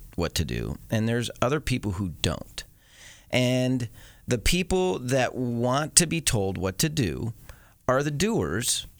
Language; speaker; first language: English; native; English